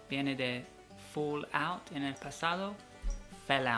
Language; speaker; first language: Spanish; non-native, fluent; English